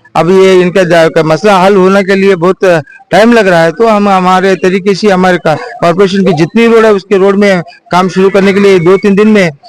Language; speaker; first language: Hindi; non-native, local second language; Urdu